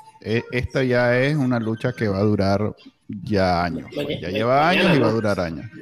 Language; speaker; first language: Spanish; native; Spanish